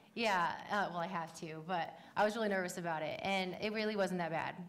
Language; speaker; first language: English; native; English